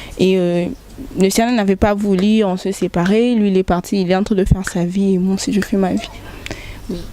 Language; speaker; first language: French; non-native, local second language; Lingala